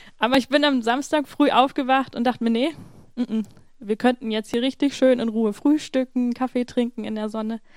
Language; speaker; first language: German; native; German